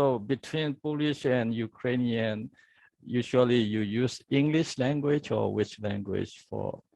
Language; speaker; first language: English; non-native, learner; Burmese